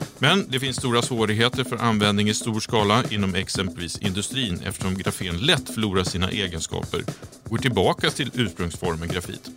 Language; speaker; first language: Swedish; native; Swedish